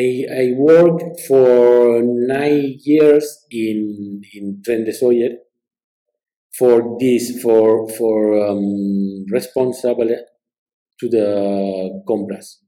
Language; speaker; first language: English; non-native, learner; Spanish